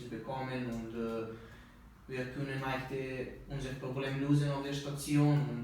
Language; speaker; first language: German; non-native, learner; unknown